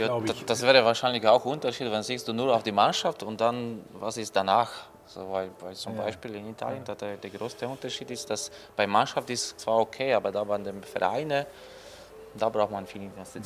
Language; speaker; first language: German; non-native, learner; Polish